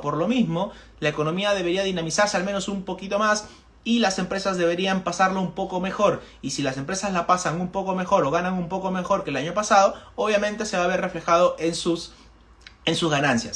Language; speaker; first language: Spanish; native; Spanish